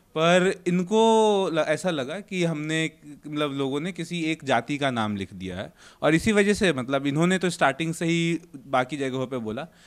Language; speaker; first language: Hindi; native; Hindi